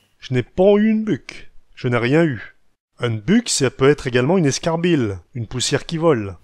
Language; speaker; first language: French; native; French